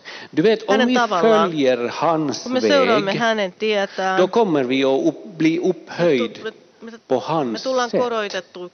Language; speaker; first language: Swedish; non-native, fluent; Finnish